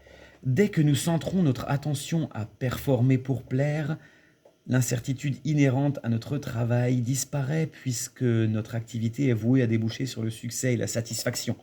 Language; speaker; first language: French; native; French